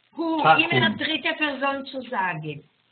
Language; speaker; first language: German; non-native, fluent; Hebrew